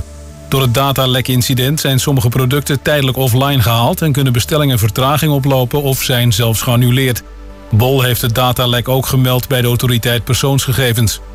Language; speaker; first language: Dutch; native; Dutch